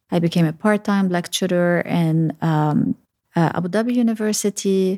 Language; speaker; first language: English; early bilingual, other home language; Arabic